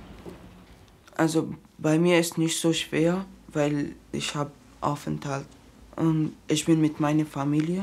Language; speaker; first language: German; non-native, fluent; Arabic